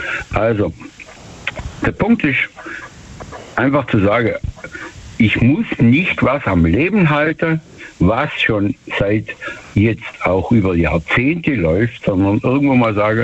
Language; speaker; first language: German; native; German